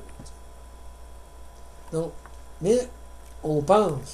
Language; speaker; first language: French; native; French